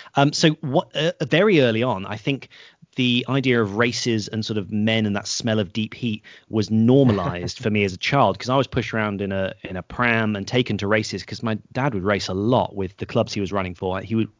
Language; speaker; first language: English; native; English